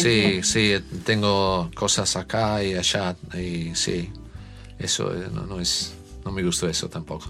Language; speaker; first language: Spanish; non-native, learner; English